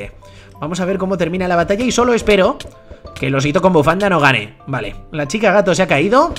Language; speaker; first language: Spanish; native; Spanish